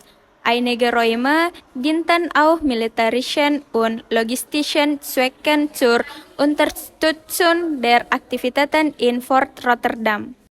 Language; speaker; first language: German; non-native, learner; Indonesian